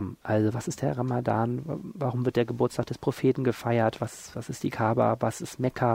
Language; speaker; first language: German; native; German